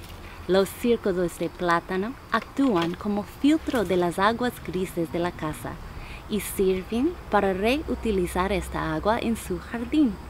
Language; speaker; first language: Spanish; non-native, learner; English